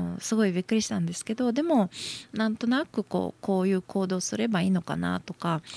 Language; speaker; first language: Japanese; non-native, fluent; Russian